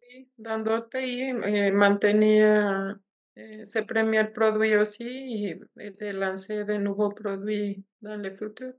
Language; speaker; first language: French; non-native, fluent; Spanish